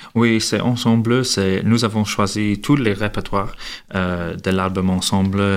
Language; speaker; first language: French; non-native, learner; English